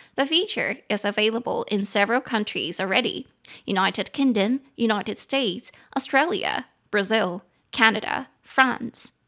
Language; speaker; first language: English; non-native, fluent; Chinese